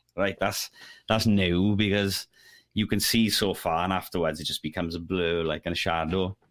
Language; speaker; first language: English; native; English